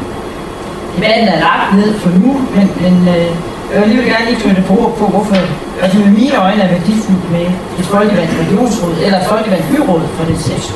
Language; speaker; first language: Danish; native; Danish